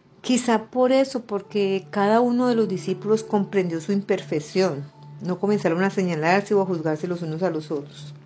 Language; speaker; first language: Spanish; native; Spanish